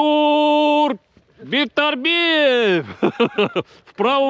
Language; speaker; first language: Russian; native; Russian